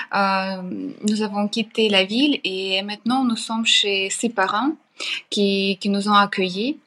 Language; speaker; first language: French; non-native, fluent; Ukrainian